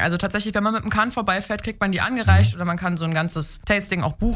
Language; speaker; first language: German; native; German